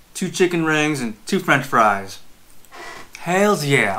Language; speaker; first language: English; native; English